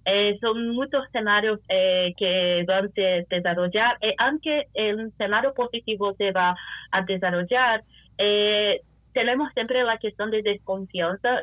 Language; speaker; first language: Spanish; non-native, fluent; Portuguese